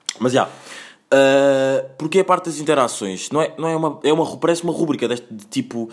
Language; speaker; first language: Portuguese; native; Portuguese